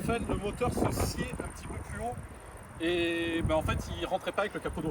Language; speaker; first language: French; native; French